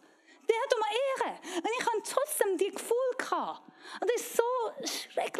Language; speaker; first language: German; non-native, learner; Persian